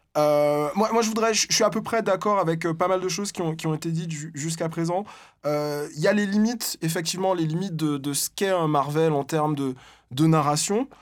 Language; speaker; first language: French; native; French